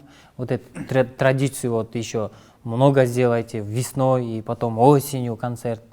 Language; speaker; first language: Russian; non-native, local second language; Kyrgyz